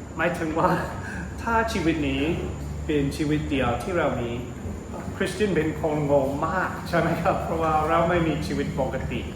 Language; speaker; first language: Thai; non-native, fluent; English